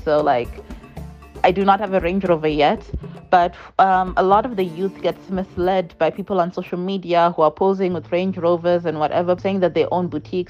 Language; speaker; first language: English; non-native, local second language; Shona